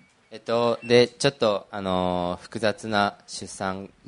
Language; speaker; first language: Japanese; early bilingual, other home language; Portuguese